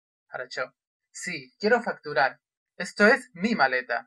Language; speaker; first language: Spanish; non-native, fluent; Russian